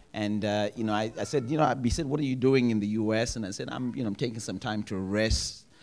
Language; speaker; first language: English; non-native, local second language; Shona